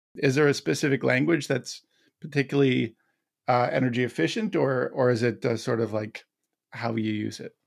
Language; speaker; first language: English; native; English